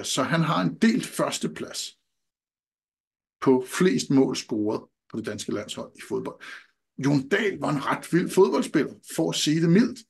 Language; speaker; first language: Danish; native; Danish